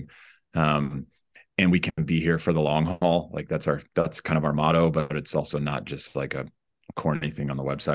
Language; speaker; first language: English; native; English